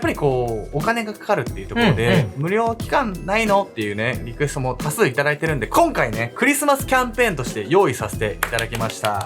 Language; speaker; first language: Japanese; native; Japanese